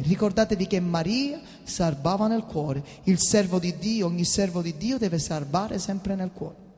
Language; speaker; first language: Italian; native; Italian